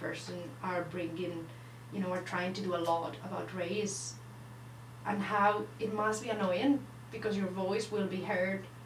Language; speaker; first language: English; non-native, fluent; Spanish